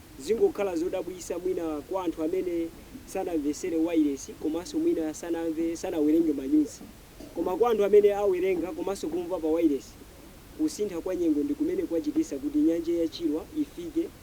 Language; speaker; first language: Nyanja; non-native, local second language; Yao